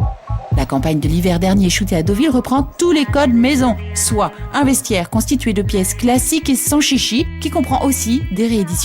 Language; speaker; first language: French; native; French